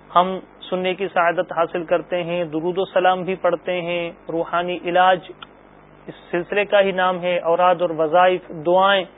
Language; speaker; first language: Urdu; native; Urdu